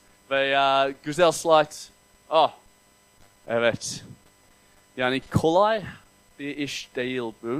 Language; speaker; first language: Turkish; non-native, fluent; English